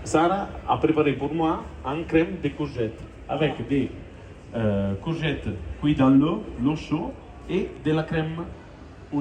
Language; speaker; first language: French; non-native, learner; Italian